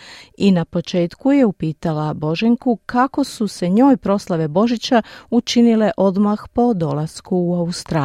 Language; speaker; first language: Croatian; native; Croatian